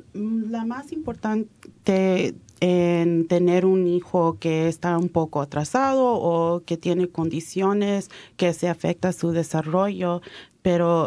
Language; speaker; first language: Spanish; early bilingual, heritage; Spanish